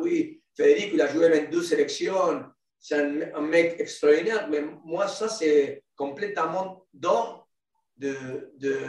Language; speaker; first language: French; non-native, learner; Spanish